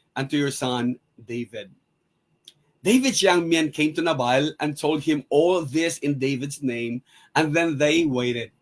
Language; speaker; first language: English; non-native, local second language; Filipino